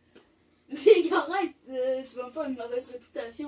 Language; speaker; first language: French; native; French